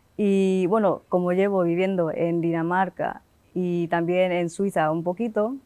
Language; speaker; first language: Spanish; non-native, fluent; Vietnamese